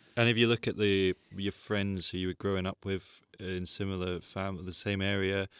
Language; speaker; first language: English; native; English